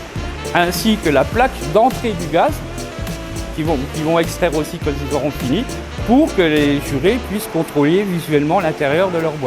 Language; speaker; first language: French; native; French